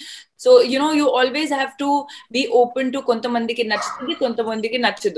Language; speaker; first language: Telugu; non-native, fluent; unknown